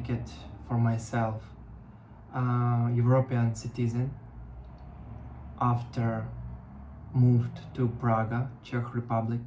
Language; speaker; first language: English; non-native, learner; Russian